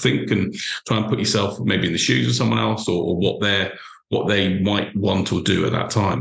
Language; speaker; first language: English; native; English